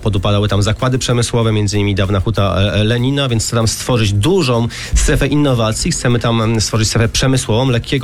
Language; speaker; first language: Polish; native; Polish